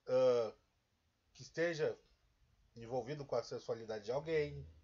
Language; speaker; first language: Portuguese; native; Portuguese